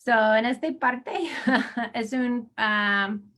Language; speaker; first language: Spanish; non-native, learner; English